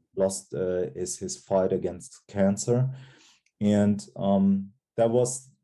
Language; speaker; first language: English; non-native, fluent; German